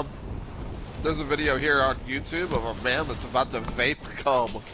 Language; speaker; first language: English; native; English